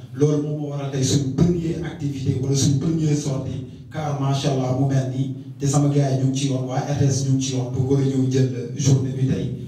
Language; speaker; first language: Wolof; non-native, local second language; Serer